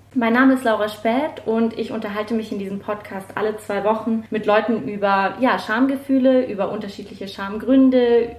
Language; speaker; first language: German; native; German